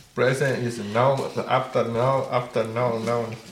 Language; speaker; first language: English; non-native, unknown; Burmese